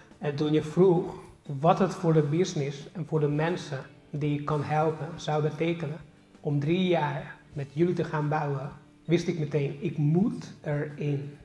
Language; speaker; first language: Dutch; non-native, fluent; Hungarian